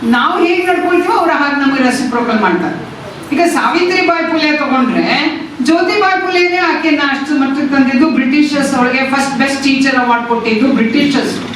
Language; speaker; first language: Kannada; non-native, local second language; Tamil